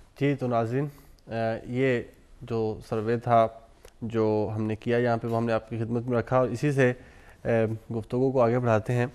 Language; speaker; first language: Urdu; native; Urdu